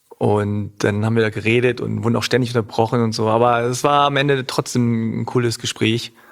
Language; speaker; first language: German; native; German